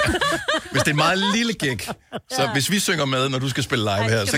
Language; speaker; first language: Danish; native; Danish